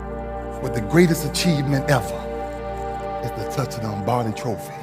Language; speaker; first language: English; native; English